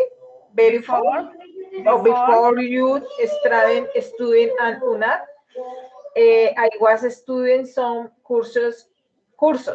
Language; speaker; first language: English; non-native, learner; Spanish